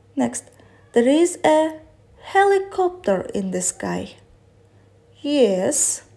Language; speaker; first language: English; non-native, fluent; Kazakh